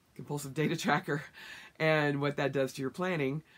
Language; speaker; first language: English; native; English